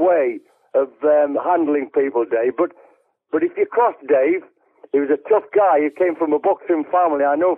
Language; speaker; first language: English; native; English